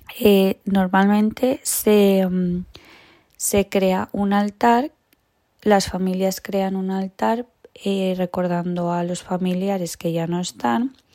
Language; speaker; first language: Spanish; native; Spanish